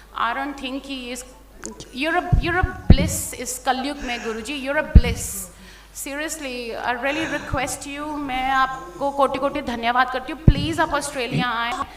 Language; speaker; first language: Hindi; native; Hindi